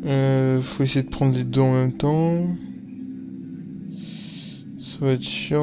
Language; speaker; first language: French; native; French